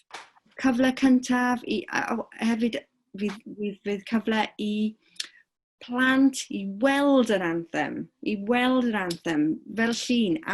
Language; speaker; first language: Welsh; non-native, fluent; English